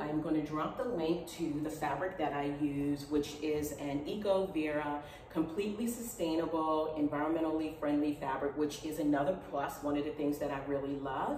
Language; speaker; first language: English; native; English